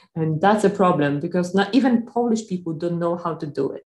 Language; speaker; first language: English; non-native, fluent; Polish